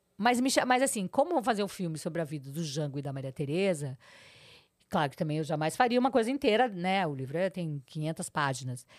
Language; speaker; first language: Portuguese; native; Portuguese